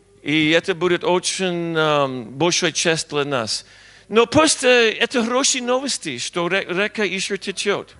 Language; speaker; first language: Russian; non-native, learner; English